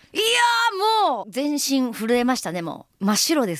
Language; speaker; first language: Japanese; native; Japanese